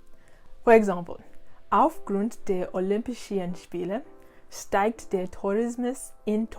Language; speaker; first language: German; non-native, learner; English